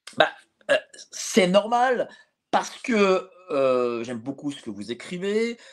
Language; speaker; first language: French; native; French